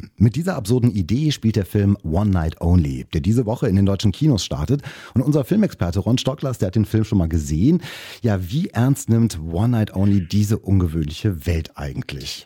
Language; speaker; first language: German; native; German